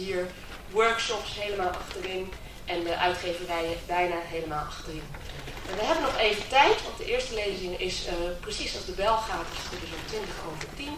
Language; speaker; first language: Dutch; native; Dutch